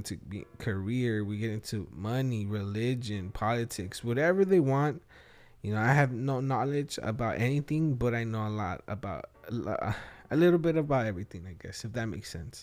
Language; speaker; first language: English; early bilingual, other home language; Spanish